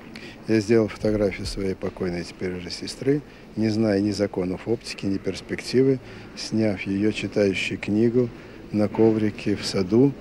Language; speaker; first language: Russian; native; Russian